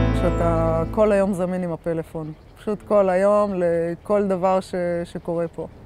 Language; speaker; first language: Hebrew; native; Hebrew